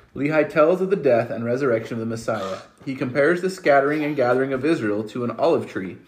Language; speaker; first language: English; native; English